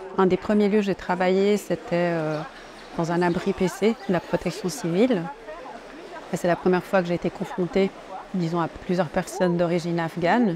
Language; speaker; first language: French; native; French